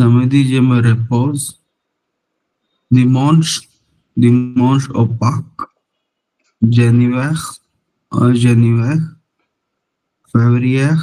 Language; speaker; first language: French; non-native, learner; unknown